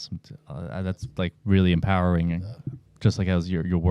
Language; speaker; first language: English; native; English